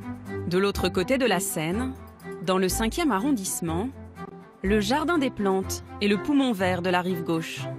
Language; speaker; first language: French; native; French